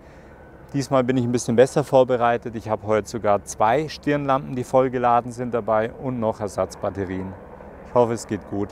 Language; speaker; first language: German; native; German